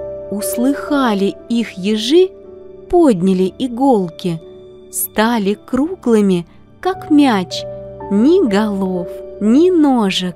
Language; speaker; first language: Russian; native; Russian